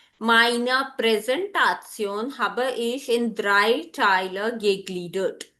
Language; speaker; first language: German; non-native, fluent; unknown